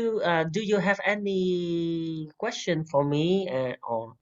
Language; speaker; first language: English; non-native, fluent; Vietnamese